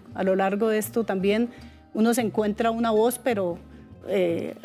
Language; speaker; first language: Spanish; native; Spanish